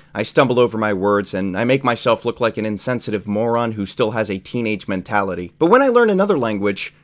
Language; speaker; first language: English; native; English